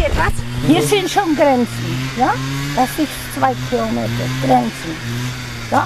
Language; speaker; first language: German; non-native, learner; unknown